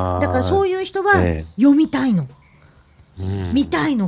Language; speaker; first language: Japanese; native; Japanese